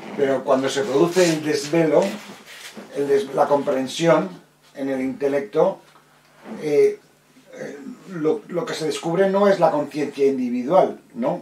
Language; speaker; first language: Spanish; native; Spanish